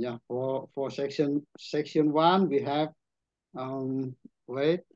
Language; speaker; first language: English; non-native, learner; Indonesian